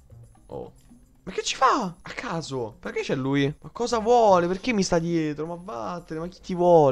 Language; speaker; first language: Italian; native; Italian